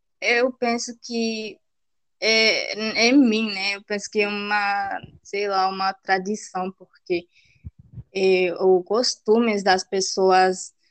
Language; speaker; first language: Portuguese; non-native, fluent; Spanish